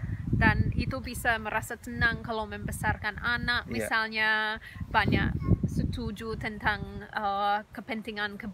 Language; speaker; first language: Indonesian; non-native, fluent; English